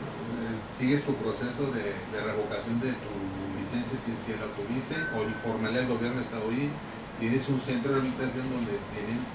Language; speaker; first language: Spanish; native; Spanish